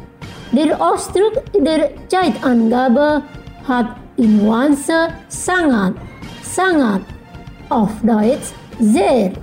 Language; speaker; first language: German; non-native, fluent; Indonesian